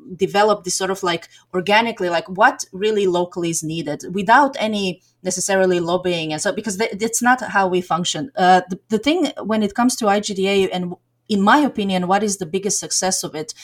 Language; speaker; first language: English; non-native, fluent; Serbian